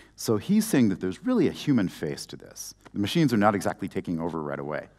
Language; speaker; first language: English; native; English